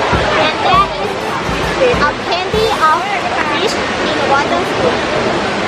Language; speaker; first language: English; non-native, learner; Thai